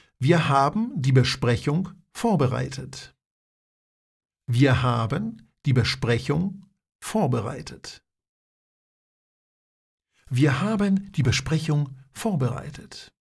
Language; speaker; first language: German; non-native, fluent; Polish